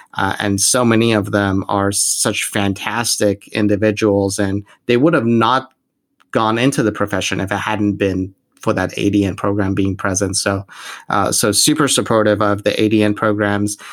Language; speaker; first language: English; non-native, fluent; Persian